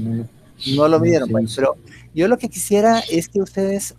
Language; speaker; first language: Spanish; native; Spanish